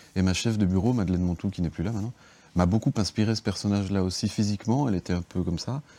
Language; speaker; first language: French; native; French